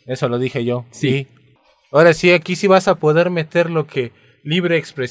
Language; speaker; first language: Spanish; native; Spanish